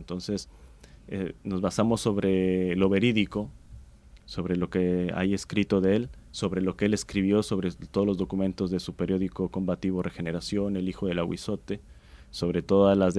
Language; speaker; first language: Spanish; native; Spanish